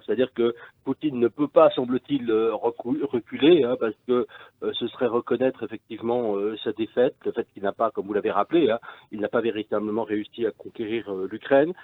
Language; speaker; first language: French; native; French